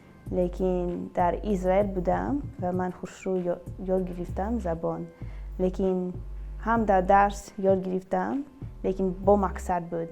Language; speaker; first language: Persian; early bilingual, other home language; English